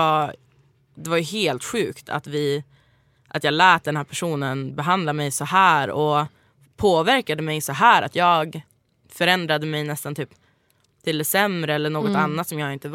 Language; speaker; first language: Swedish; native; Swedish